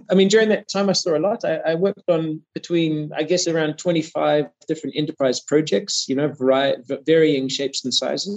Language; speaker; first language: English; native; English